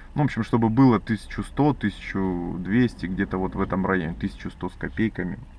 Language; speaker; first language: Russian; native; Russian